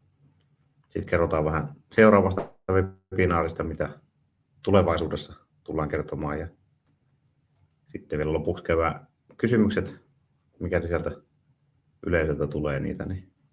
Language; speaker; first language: Finnish; native; Finnish